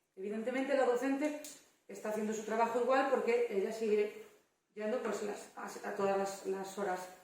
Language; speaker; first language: Spanish; native; Spanish